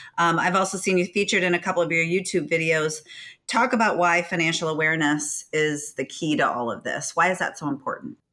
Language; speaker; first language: English; native; English